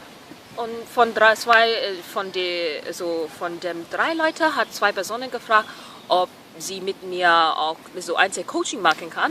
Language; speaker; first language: German; non-native, fluent; Burmese